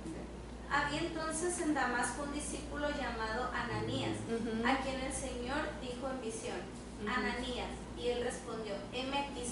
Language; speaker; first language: Spanish; native; Spanish